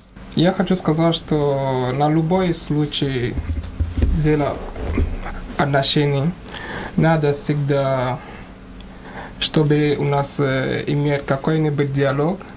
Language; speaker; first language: Russian; non-native, learner; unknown